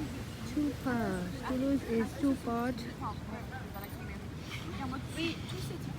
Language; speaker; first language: English; non-native, learner; Tibetan